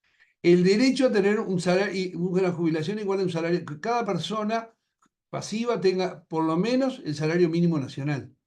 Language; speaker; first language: Spanish; native; Spanish